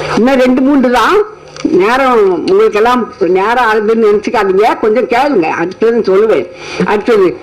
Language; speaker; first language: Tamil; native; Tamil